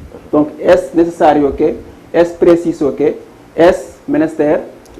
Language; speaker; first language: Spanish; non-native, fluent; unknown